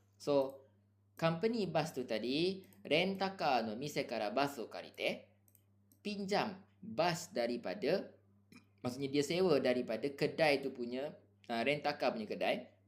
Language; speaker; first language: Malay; native; Malay